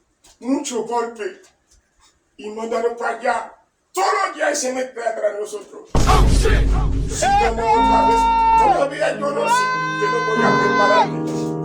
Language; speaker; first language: Spanish; non-native, learner; Haitian Creole